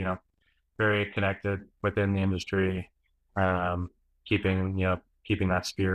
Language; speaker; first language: English; native; English